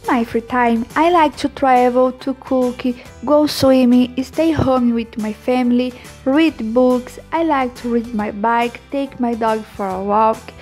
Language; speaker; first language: English; non-native, learner; Portuguese